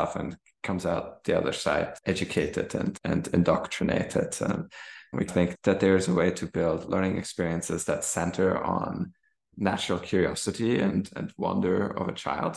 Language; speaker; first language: English; non-native, fluent; German